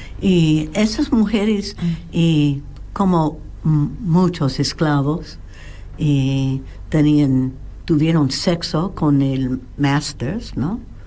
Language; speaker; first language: Spanish; non-native, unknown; English